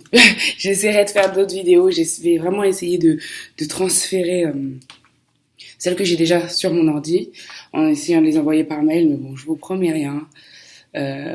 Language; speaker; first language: French; native; French